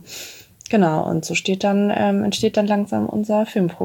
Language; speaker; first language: German; native; German